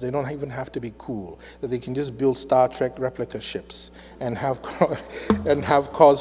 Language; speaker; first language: English; native; English